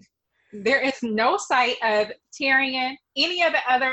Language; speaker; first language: English; native; English